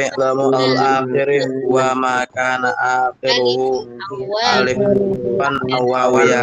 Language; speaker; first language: Arabic; non-native, learner; Indonesian